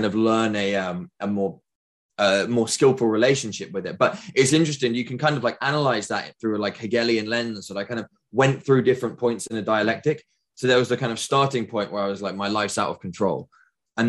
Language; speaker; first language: English; native; English